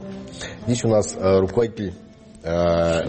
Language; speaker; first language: Russian; native; Russian